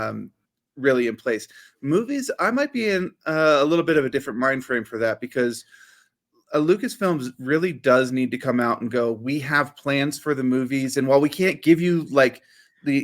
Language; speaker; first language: English; native; English